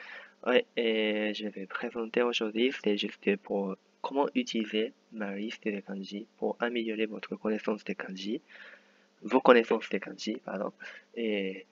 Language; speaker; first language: French; non-native, fluent; Japanese